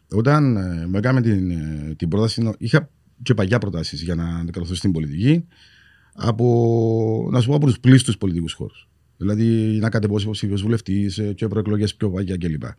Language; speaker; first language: Greek; native; Greek